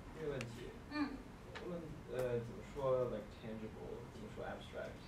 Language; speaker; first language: Chinese; non-native, learner; English